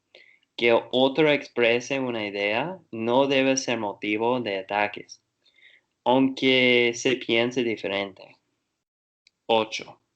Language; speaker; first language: Spanish; non-native, learner; Portuguese